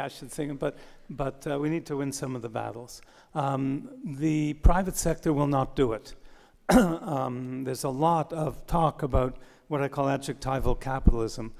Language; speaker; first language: English; native; English